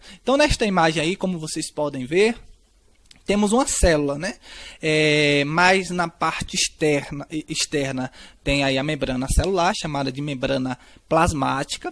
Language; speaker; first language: Portuguese; native; Portuguese